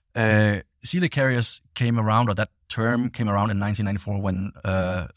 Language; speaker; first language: English; non-native, fluent; Danish